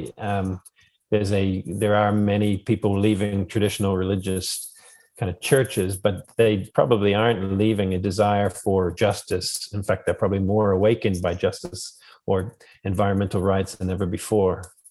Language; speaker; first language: English; native; English